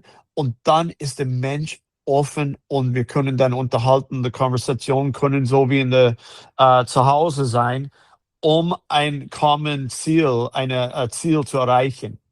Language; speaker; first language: German; non-native, fluent; English